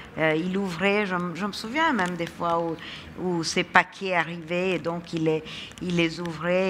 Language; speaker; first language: French; non-native, fluent; Italian